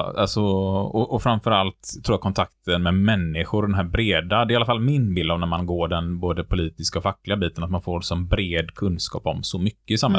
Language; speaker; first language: Swedish; native; Swedish